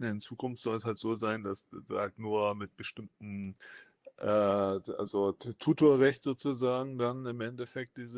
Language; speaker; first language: German; native; German